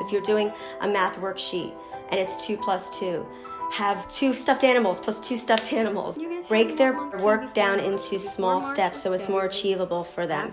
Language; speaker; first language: English; native; English